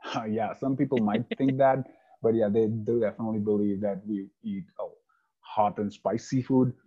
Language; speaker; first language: English; non-native, local second language; Hindi